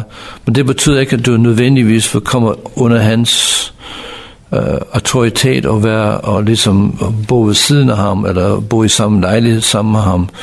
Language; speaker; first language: Danish; non-native, fluent; English